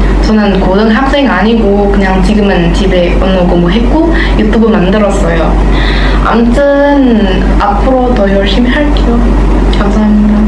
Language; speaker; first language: Korean; non-native, learner; Indonesian